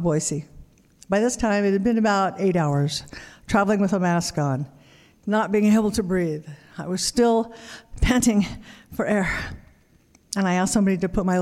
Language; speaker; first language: English; native; English